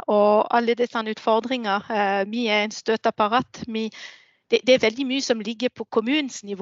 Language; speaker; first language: Norwegian; non-native, fluent; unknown